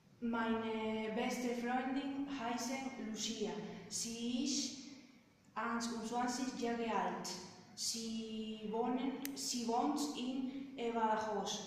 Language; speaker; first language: German; non-native, learner; Spanish